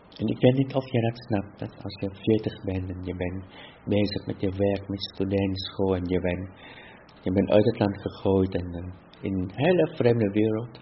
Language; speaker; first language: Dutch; non-native, fluent; Vietnamese